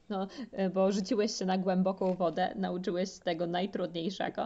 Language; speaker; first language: Polish; native; Polish